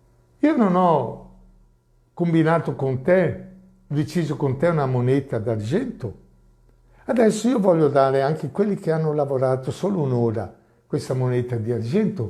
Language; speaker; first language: Italian; non-native, fluent; Portuguese